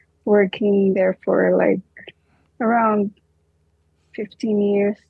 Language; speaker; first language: English; non-native, local second language; Filipino